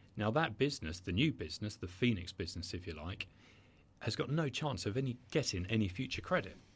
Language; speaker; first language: English; native; English